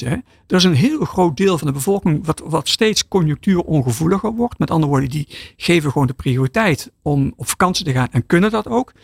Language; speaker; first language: Dutch; native; Dutch